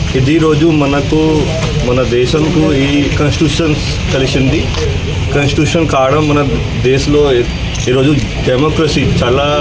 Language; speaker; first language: Telugu; non-native, learner; Hindi